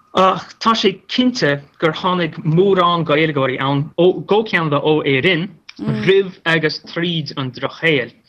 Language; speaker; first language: Irish; non-native, fluent; English